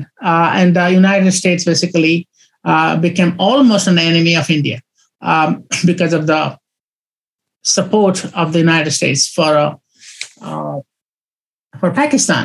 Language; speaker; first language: English; non-native, local second language; Odia